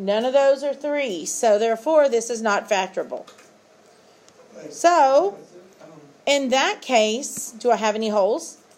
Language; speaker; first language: English; native; English